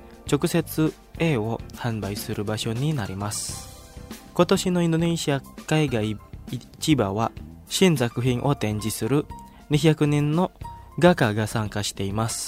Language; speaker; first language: Japanese; non-native, fluent; Indonesian